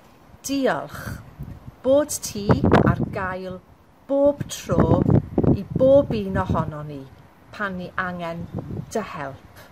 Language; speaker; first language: Welsh; non-native, local second language; English